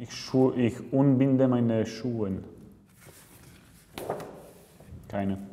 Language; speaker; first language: German; non-native, local second language; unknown